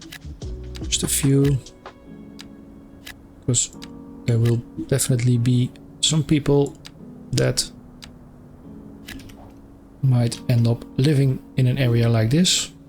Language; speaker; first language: English; non-native, fluent; Dutch